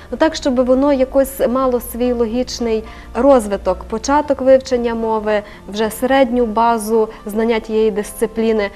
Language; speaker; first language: Ukrainian; native; Ukrainian